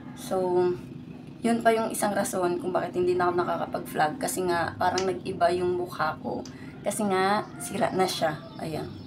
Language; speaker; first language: Filipino; native; Filipino